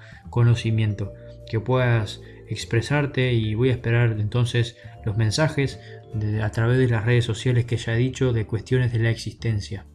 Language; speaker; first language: Spanish; native; Spanish